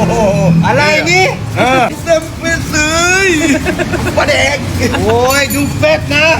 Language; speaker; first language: Thai; native; Thai